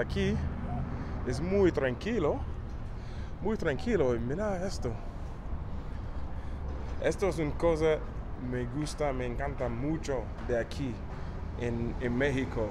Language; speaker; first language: Spanish; non-native, learner; English